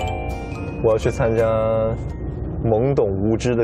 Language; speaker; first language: Chinese; native; Chinese